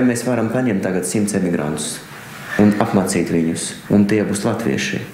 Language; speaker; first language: Latvian; non-native, fluent; Russian